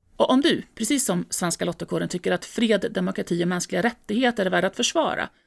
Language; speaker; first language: English; non-native, fluent; Ukrainian